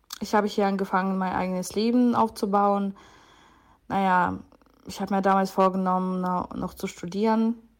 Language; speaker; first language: German; non-native, fluent; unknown